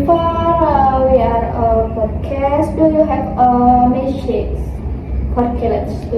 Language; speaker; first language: English; non-native, learner; Indonesian